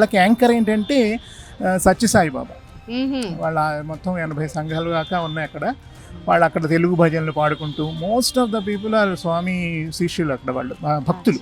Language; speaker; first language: Telugu; native; Telugu